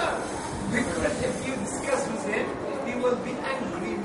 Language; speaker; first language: English; non-native, learner; Arabic